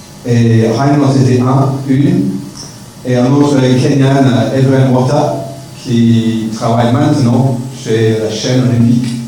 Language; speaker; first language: French; non-native, fluent; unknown